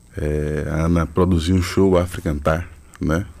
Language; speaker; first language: Portuguese; native; Portuguese